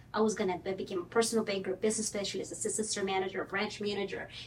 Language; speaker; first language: English; early bilingual, other home language; Spanish